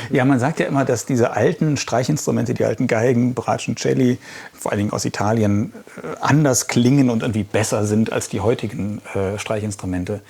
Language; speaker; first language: German; native; German